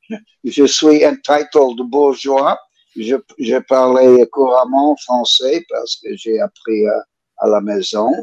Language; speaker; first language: French; non-native, learner; English